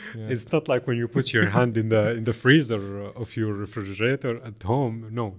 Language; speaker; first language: English; non-native, fluent; Arabic